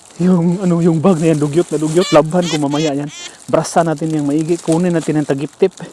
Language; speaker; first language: Filipino; non-native, local second language; Cebuano